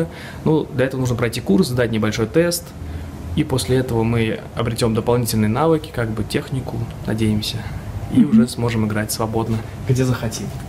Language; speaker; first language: Russian; native; Russian